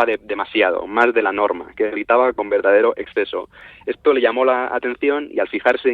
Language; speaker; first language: Spanish; native; Spanish